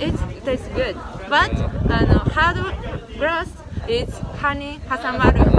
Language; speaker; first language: English; non-native, learner; Japanese